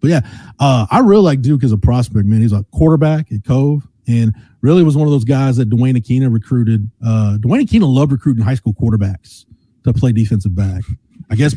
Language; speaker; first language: English; native; English